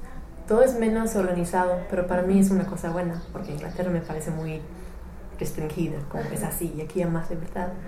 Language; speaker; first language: Spanish; non-native, fluent; English